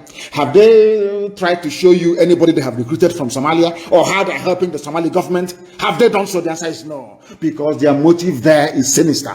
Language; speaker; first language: English; non-native, local second language; Igbo